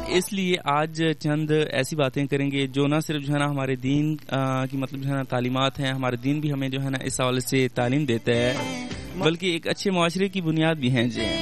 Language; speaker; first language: Urdu; non-native, local second language; Pashto